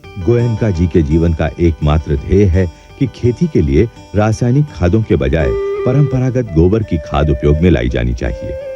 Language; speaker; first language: Hindi; native; Hindi